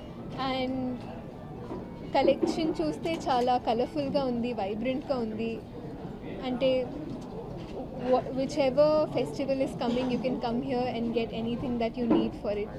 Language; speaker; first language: Telugu; non-native, fluent; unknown